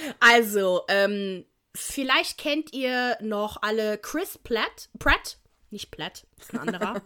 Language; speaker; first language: German; native; German